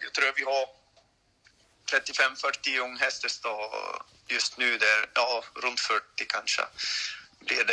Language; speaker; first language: Swedish; non-native, learner; French